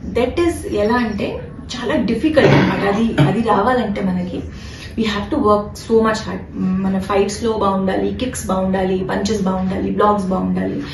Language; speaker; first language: Telugu; non-native, fluent; Hindi